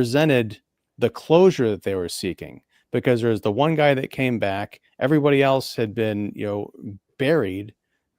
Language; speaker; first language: English; native; English